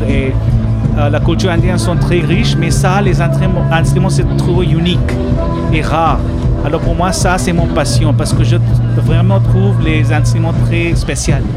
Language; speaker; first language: French; non-native, learner; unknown